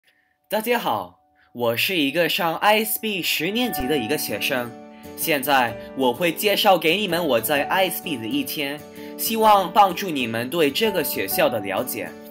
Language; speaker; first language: Chinese; non-native, fluent; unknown